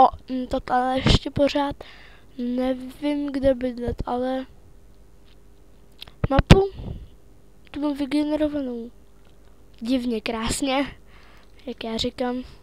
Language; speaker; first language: Czech; native; Czech